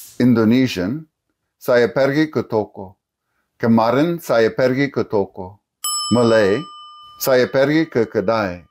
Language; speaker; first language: Indonesian; non-native, fluent; English